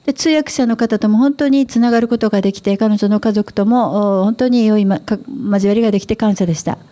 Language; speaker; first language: Japanese; native; Japanese